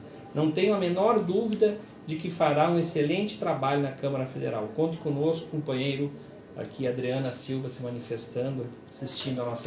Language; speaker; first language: Portuguese; native; Portuguese